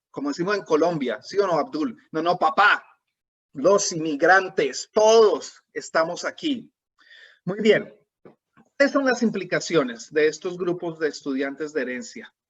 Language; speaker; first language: Spanish; native; Spanish